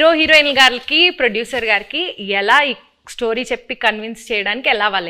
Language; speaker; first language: Telugu; native; Telugu